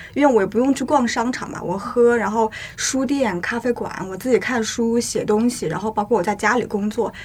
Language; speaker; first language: Chinese; native; Chinese